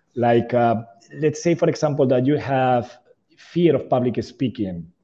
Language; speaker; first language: English; non-native, fluent; Spanish